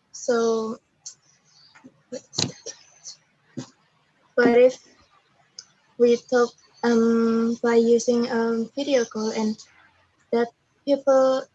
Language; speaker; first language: English; non-native, learner; Indonesian